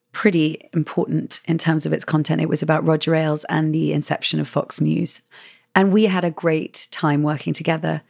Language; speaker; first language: English; native; English